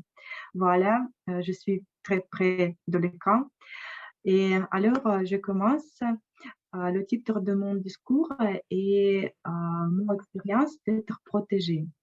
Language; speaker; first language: French; non-native, fluent; Russian